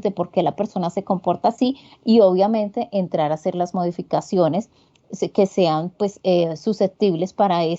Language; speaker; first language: Spanish; native; Spanish